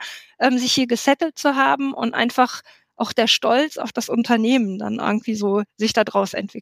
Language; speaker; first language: German; native; German